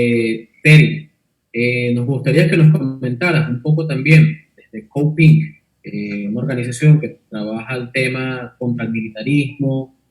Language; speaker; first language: Spanish; native; Spanish